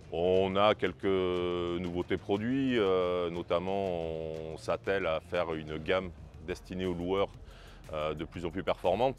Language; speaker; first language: French; native; French